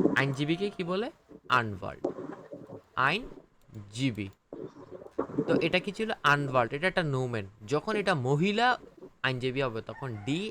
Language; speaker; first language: Bangla; native; Bangla